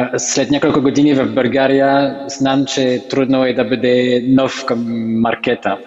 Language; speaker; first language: Bulgarian; non-native, learner; French